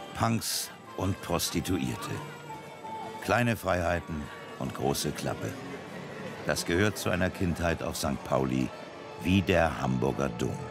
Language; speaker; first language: German; native; German